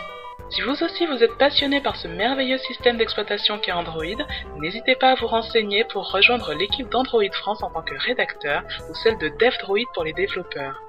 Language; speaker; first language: French; native; French